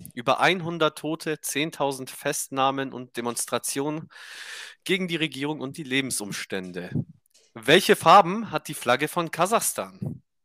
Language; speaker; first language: German; native; German